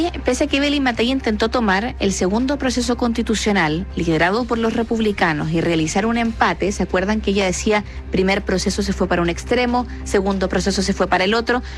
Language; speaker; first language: Spanish; native; Spanish